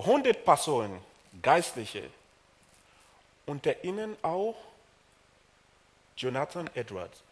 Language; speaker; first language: German; non-native, fluent; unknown